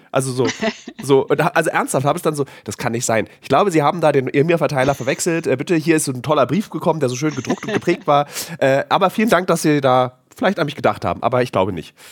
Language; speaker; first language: German; native; German